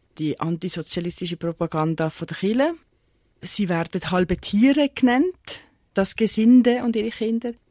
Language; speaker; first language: German; native; German